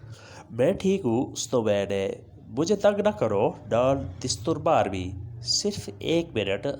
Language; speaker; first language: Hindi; non-native, local second language; Punjabi